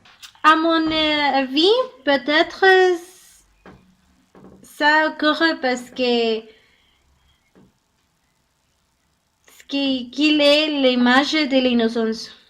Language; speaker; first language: French; non-native, learner; Spanish